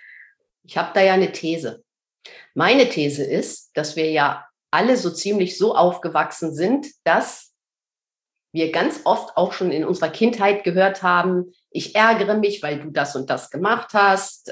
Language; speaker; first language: German; native; German